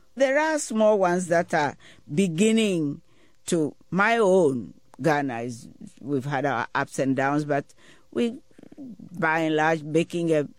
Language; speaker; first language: English; non-native, local second language; Ewe